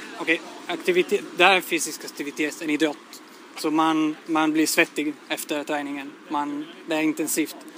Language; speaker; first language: Swedish; non-native, fluent; Italian